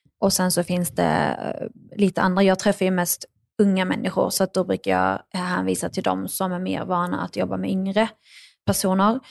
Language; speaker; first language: Swedish; early bilingual, other home language; Arabic